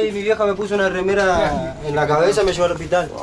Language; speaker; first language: Spanish; native; Spanish